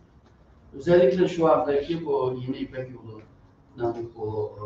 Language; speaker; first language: Turkish; non-native, fluent; Uyghur